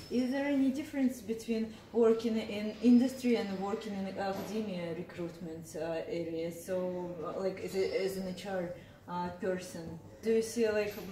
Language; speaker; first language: English; non-native, fluent; Russian